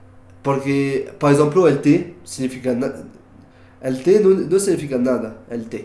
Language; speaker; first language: Spanish; non-native, learner; French